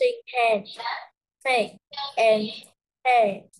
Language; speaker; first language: English; non-native, learner; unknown